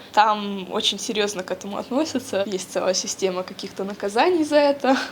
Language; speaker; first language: Russian; native; Russian